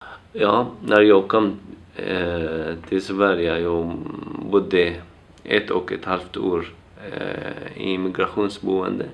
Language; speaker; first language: Swedish; non-native, learner; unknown